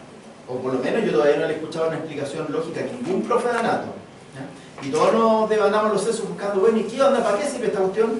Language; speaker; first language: Spanish; native; Spanish